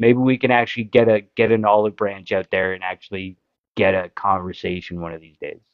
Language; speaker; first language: English; native; English